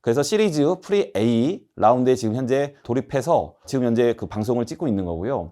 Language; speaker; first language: Korean; native; Korean